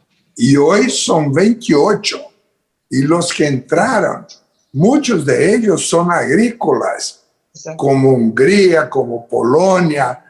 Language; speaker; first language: Spanish; non-native, fluent; Portuguese